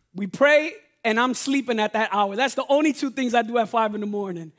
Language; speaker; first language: English; native; English